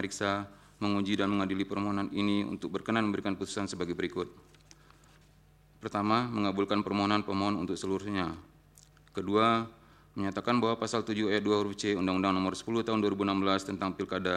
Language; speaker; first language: Indonesian; native; Indonesian